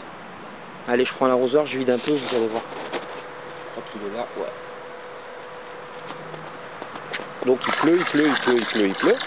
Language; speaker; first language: French; native; French